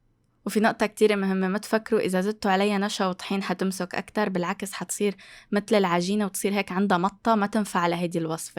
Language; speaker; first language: Arabic; native; Arabic